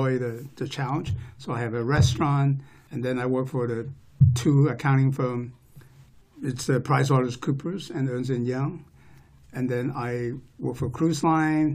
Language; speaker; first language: English; non-native, local second language; Cantonese